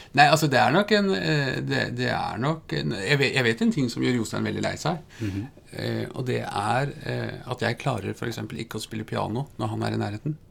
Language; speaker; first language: Norwegian; native; Norwegian